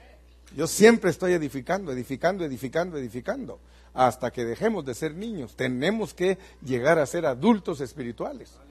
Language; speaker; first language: Spanish; native; Spanish